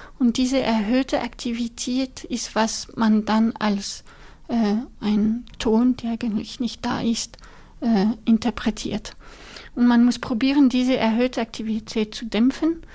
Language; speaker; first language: German; non-native, local second language; French